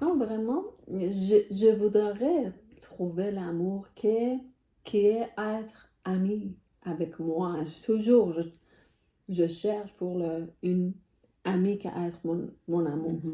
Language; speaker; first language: French; non-native, learner; Persian